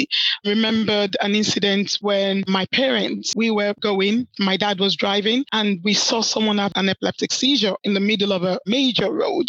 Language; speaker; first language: English; non-native, local second language; Yoruba